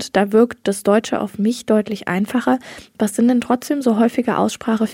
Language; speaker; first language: German; native; German